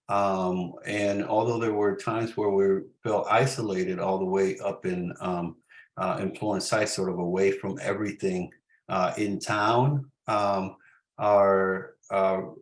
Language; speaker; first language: English; early bilingual, other home language; Spanish